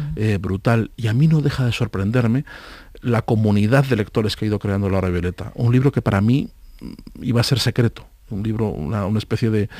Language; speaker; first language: Spanish; native; Spanish